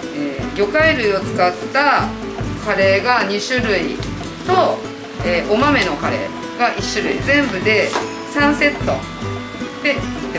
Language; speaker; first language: Japanese; native; Japanese